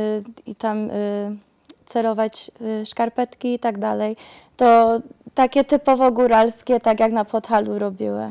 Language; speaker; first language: Polish; early bilingual, heritage; Polish